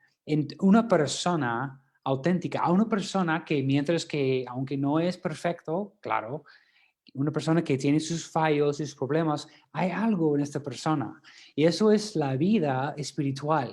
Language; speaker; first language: Spanish; non-native, fluent; English